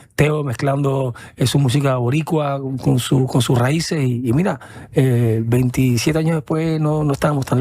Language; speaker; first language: Spanish; native; Spanish